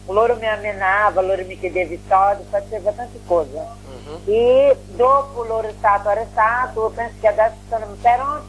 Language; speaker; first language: Italian; non-native, learner; Portuguese